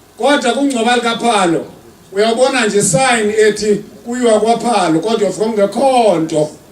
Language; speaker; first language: Xhosa; native; Xhosa